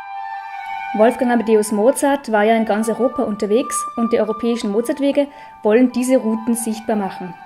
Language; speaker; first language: German; native; German